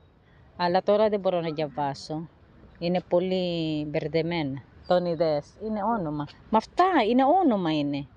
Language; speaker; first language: Greek; non-native, learner; Filipino